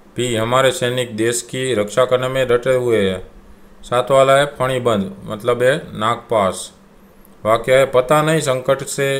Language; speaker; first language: Hindi; non-native, local second language; Gujarati